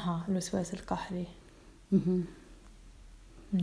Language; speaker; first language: Arabic; non-native, fluent; English